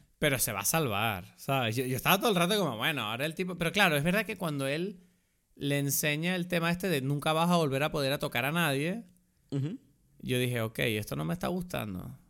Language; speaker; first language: Spanish; native; Spanish